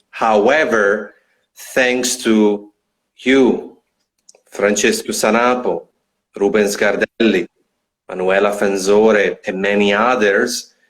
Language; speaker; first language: English; non-native, fluent; Italian